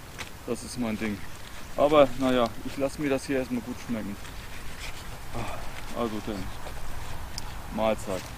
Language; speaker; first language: German; native; German